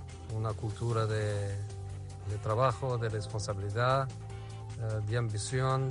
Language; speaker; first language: Spanish; non-native, fluent; Portuguese